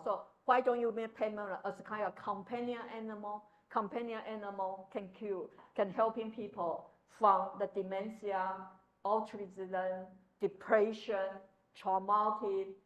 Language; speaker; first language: English; non-native, fluent; Chinese